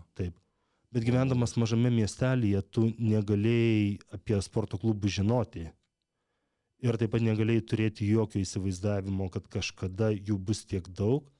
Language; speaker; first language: Lithuanian; native; Lithuanian